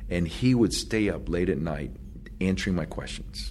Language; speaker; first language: English; early bilingual, other home language; Spanish